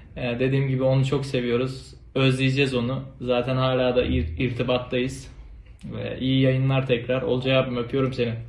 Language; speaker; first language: Turkish; native; Turkish